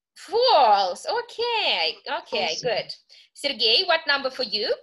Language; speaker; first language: English; non-native, fluent; Russian